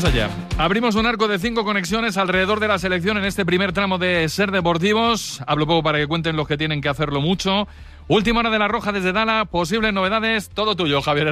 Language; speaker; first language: Spanish; native; Spanish